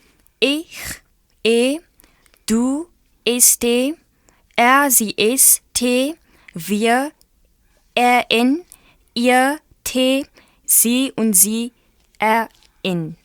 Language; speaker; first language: German; non-native, learner; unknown